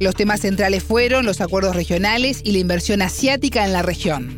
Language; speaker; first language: Spanish; native; Spanish